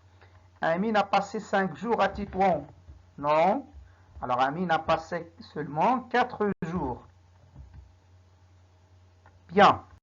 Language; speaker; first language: French; non-native, local second language; Arabic